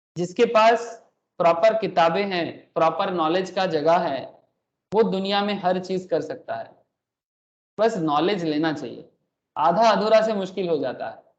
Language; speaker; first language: Hindi; non-native, local second language; Bangla